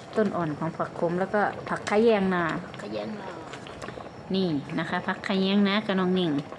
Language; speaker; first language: Thai; native; Thai